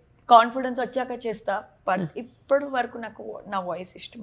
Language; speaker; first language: Telugu; non-native, learner; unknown